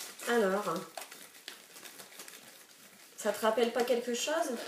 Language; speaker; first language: French; native; French